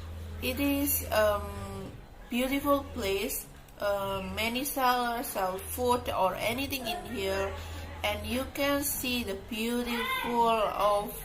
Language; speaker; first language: English; non-native, learner; Indonesian